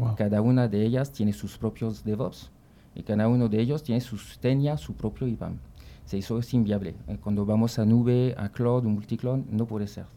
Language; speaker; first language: Spanish; non-native, fluent; French